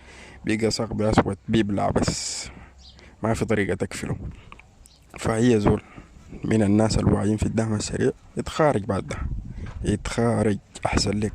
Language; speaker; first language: Arabic; native; Arabic